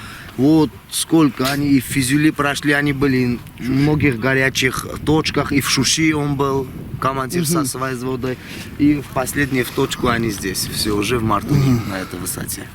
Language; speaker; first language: Russian; non-native, local second language; Armenian